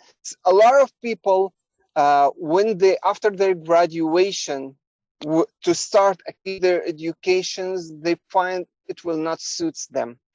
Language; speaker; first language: English; non-native, fluent; Arabic